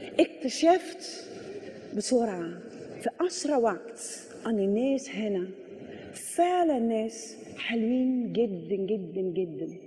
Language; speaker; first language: Arabic; non-native, fluent; Dutch